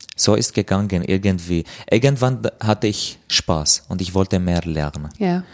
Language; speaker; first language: German; non-native, fluent; Arabic